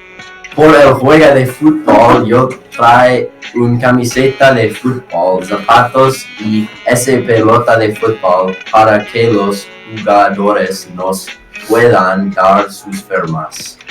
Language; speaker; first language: Spanish; non-native, learner; English